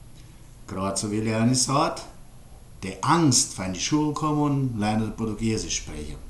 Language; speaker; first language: German; early bilingual, heritage; German